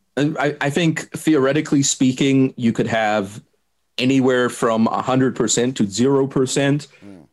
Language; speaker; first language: English; non-native, fluent; German